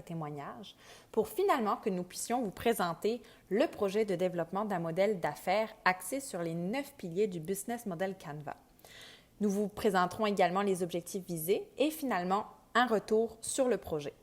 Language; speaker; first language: French; native; French